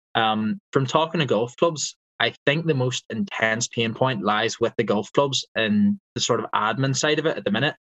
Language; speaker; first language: English; native; English